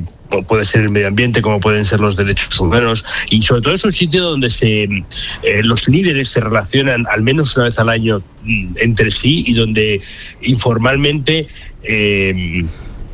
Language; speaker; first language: Spanish; native; Spanish